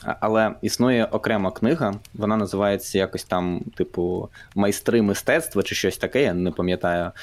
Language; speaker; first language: Ukrainian; non-native, local second language; Russian